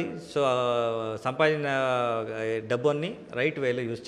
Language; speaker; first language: Telugu; non-native, learner; Kannada